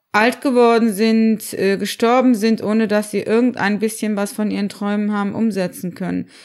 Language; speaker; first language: German; early bilingual, other home language; Turkish